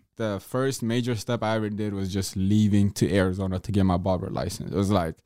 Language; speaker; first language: English; early bilingual, other home language; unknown